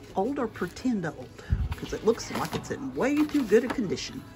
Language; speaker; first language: English; native; English